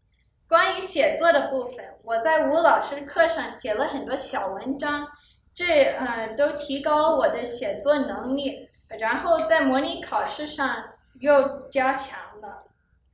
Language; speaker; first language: Chinese; early bilingual, heritage; Chinese